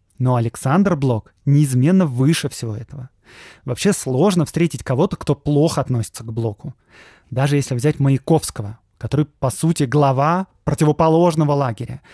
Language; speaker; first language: Russian; native; Russian